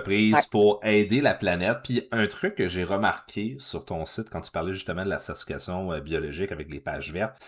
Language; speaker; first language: French; native; French